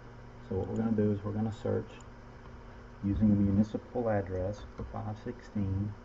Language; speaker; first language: English; native; English